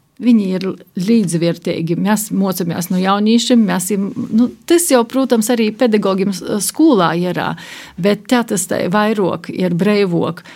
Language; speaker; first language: Latvian; native; Latvian